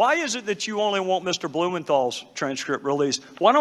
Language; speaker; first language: English; native; English